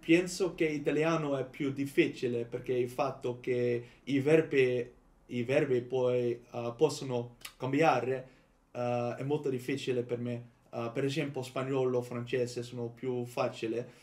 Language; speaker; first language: Italian; non-native, learner; Dutch